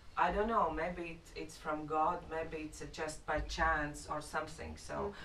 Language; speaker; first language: English; non-native, fluent; Latvian